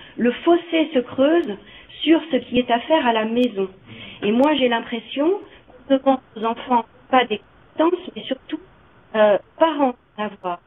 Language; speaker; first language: French; native; French